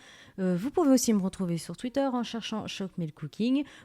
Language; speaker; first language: French; native; French